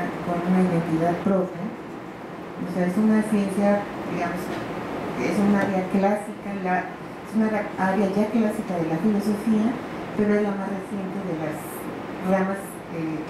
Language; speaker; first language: Spanish; native; Spanish